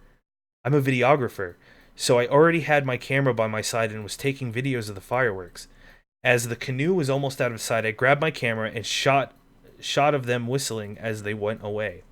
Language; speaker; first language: English; native; English